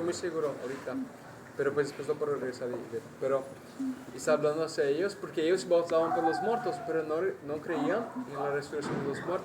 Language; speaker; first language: Spanish; native; Spanish